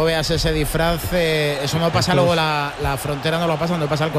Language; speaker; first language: Spanish; native; Spanish